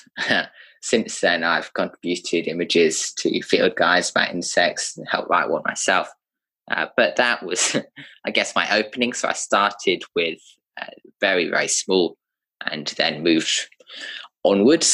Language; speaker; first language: English; native; English